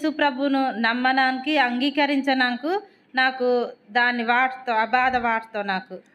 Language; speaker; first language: Telugu; non-native, local second language; Koya